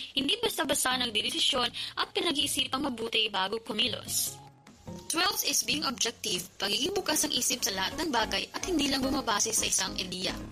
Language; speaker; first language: Filipino; non-native, local second language; Hiligaynon